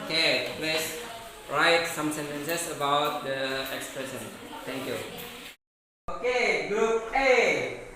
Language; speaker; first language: English; non-native, fluent; Indonesian